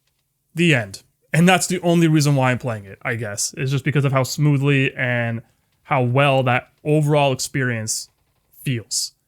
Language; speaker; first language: English; native; English